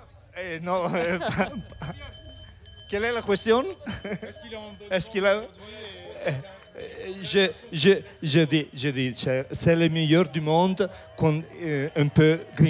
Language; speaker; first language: French; non-native, learner; Italian